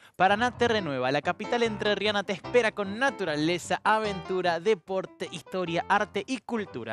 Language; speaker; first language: Spanish; native; Spanish